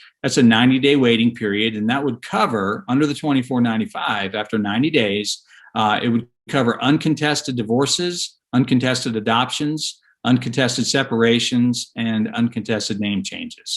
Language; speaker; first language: English; native; English